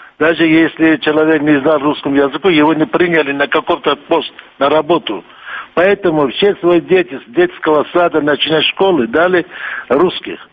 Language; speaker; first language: Russian; non-native, local second language; Kurdish